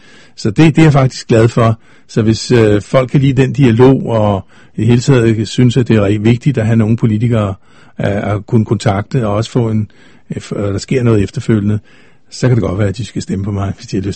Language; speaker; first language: Danish; native; Danish